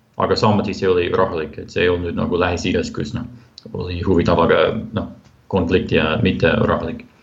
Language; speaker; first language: Estonian; non-native, fluent; English